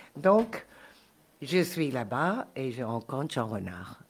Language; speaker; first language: French; non-native, fluent; Spanish